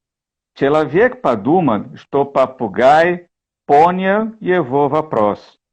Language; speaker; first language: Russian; non-native, learner; Portuguese